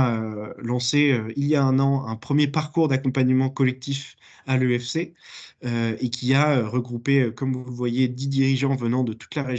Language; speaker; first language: French; native; French